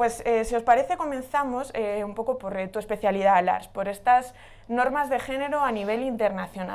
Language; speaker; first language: Spanish; native; Spanish